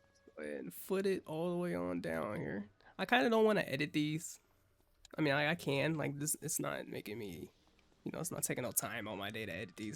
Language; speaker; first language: English; native; English